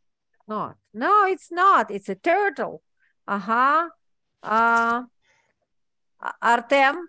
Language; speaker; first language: English; non-native, fluent; Ukrainian